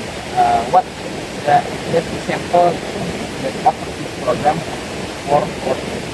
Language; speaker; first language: English; non-native, learner; Indonesian